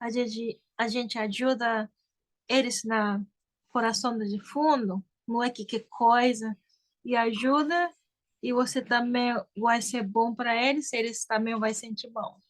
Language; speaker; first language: Portuguese; early bilingual, heritage; Portuguese